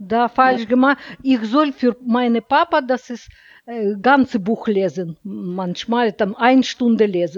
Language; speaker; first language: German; non-native, learner; Russian